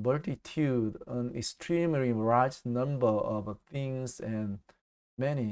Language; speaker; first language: English; non-native, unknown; Korean